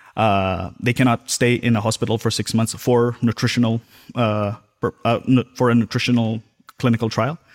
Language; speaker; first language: English; non-native, local second language; Filipino